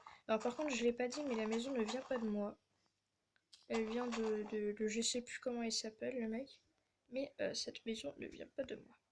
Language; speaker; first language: French; native; French